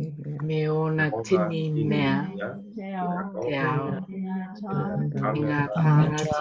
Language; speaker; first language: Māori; non-native, fluent; English